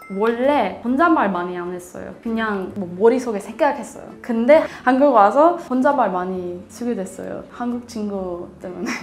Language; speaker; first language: Korean; non-native, learner; Swedish